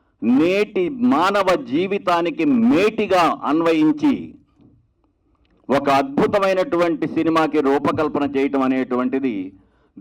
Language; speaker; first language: Telugu; native; Telugu